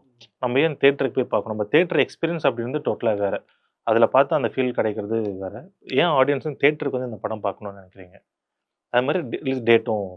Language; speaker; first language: Tamil; native; Tamil